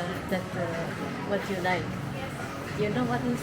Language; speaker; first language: English; non-native, learner; Japanese